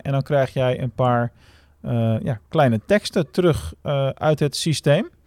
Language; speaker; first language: Dutch; native; Dutch